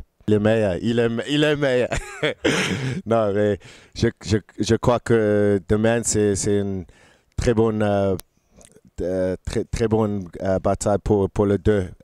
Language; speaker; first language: French; non-native, fluent; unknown